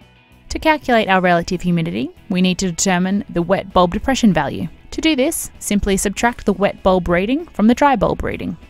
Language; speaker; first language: English; native; English